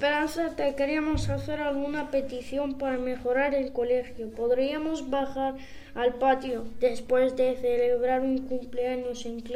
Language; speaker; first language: Spanish; early bilingual, other home language; Arabic